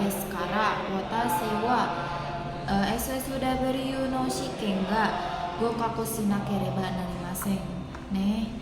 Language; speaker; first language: Japanese; non-native, learner; Indonesian